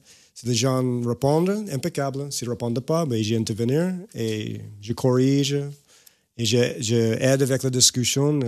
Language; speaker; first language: French; non-native, fluent; English